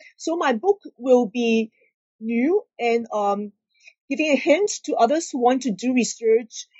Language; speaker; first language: English; non-native, local second language; Cantonese